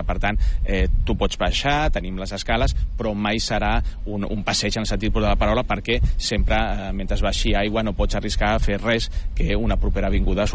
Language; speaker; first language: Catalan; native; Catalan